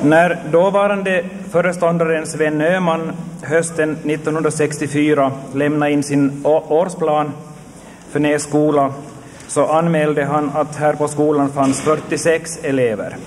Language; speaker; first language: Swedish; native; Swedish